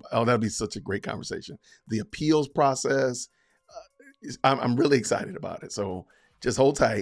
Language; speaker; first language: English; native; English